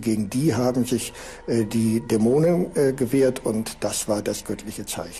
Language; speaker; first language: German; native; German